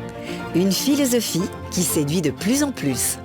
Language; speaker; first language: French; native; French